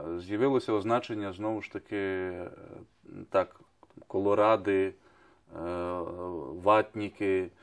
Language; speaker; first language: Ukrainian; native; Ukrainian